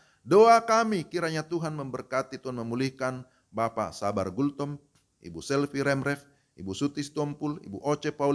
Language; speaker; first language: Indonesian; native; Indonesian